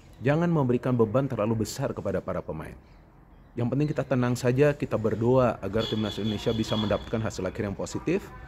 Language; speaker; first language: Indonesian; native; Indonesian